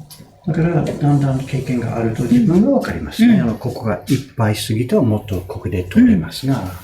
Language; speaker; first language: Japanese; non-native, fluent; English